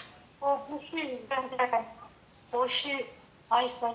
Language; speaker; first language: Chinese; non-native, learner; Amharic